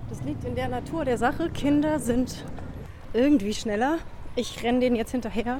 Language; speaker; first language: German; native; German